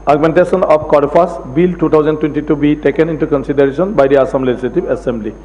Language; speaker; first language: English; non-native, local second language; Assamese